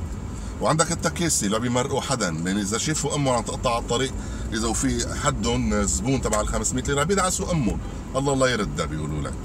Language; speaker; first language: Arabic; native; Arabic